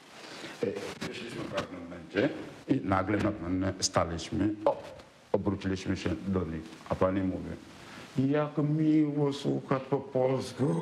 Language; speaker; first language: Polish; non-native, fluent; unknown